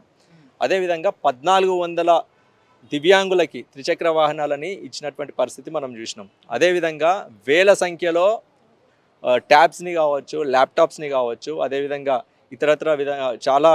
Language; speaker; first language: Telugu; native; Telugu